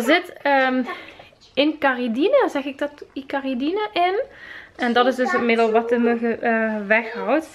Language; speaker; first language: Dutch; native; Dutch